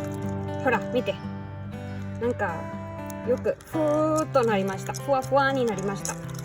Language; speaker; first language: Japanese; non-native, fluent; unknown